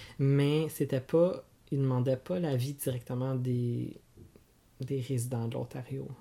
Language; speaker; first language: French; native; French